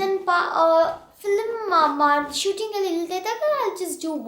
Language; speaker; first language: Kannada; early bilingual, heritage; Kannada